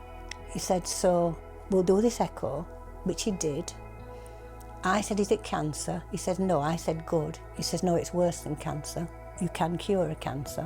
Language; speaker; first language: English; native; English